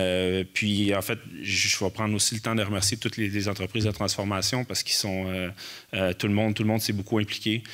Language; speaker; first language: French; native; French